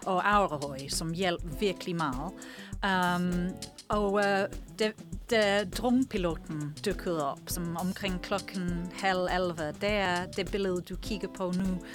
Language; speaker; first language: Danish; non-native, fluent; English